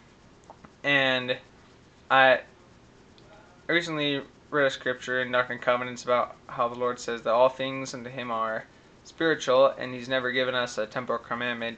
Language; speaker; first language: English; native; English